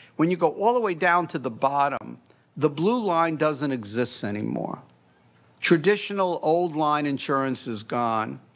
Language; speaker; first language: English; native; English